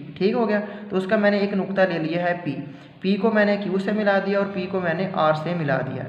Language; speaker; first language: Urdu; non-native, local second language; Punjabi